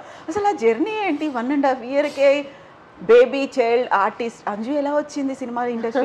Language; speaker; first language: Telugu; native; Telugu